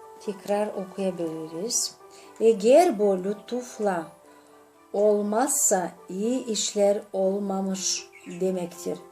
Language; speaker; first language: Turkish; non-native, learner; Gagauz